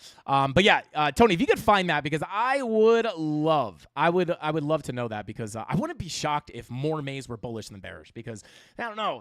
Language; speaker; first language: English; native; English